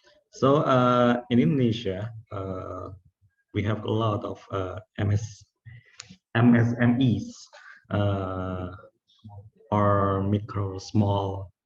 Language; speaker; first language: English; non-native, fluent; Indonesian